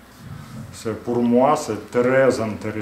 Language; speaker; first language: French; non-native, learner; Belarusian